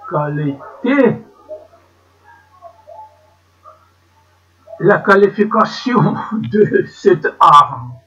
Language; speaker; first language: French; non-native, learner; Ukrainian